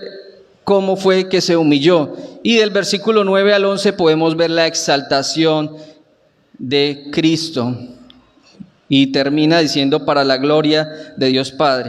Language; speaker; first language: Spanish; native; Spanish